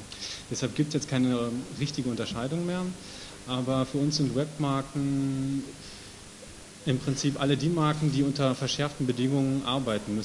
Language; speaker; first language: German; native; German